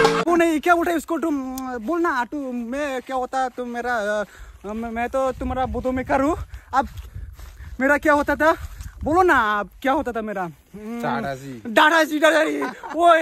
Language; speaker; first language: Hindi; non-native, local second language; Bodo